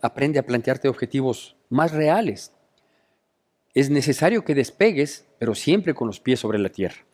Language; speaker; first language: Spanish; native; Spanish